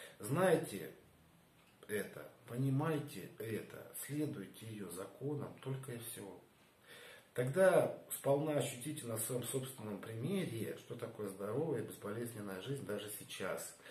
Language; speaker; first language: Russian; native; Russian